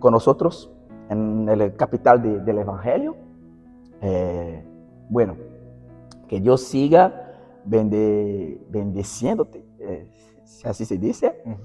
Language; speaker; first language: Spanish; non-native, fluent; Portuguese